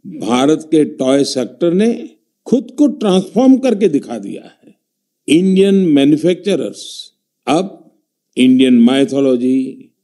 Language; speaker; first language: Hindi; non-native, local second language; Gujarati